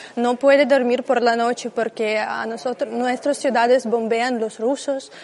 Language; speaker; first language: Spanish; non-native, learner; Russian